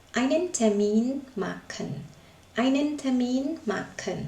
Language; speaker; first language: German; non-native, learner; Thai